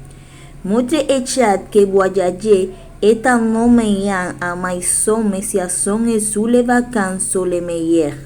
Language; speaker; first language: French; non-native, learner; Spanish